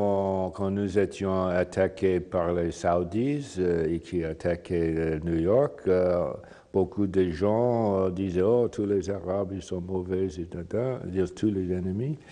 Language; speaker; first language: French; non-native, fluent; English